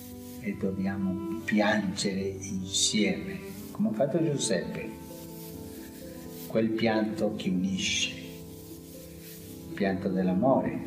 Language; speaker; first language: Italian; non-native, fluent; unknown